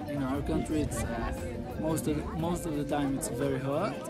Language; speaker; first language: English; non-native, fluent; Hebrew